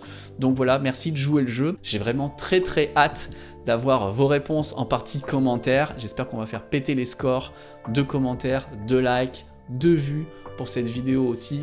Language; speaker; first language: French; native; French